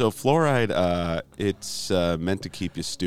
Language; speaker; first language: English; native; English